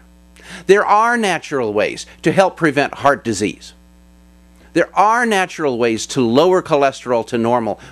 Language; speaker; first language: English; native; English